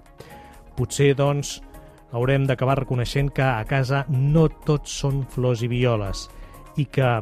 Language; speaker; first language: Catalan; native; Catalan